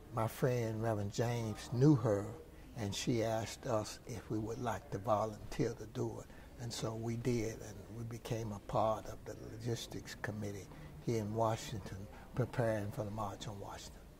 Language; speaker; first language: English; native; English